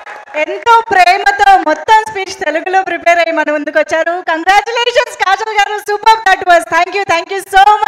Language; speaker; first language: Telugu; native; Telugu